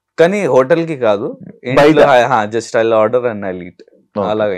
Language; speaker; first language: Telugu; non-native, learner; Hindi